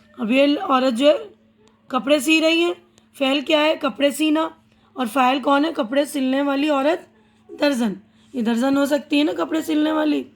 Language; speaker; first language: Urdu; native; Urdu